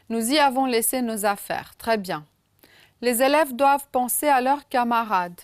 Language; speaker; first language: French; non-native, fluent; Romanian